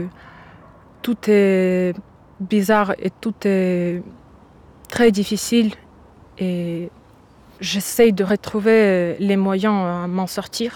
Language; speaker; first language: French; non-native, fluent; Ukrainian